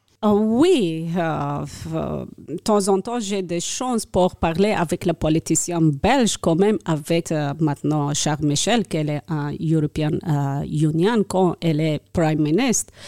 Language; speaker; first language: French; non-native, learner; Persian